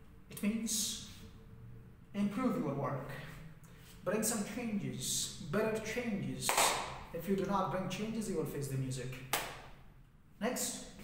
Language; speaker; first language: English; non-native, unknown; Persian